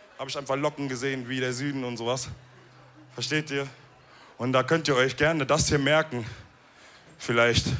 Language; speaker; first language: German; early bilingual, other home language; Wolof